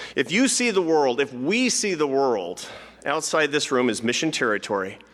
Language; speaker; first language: English; native; English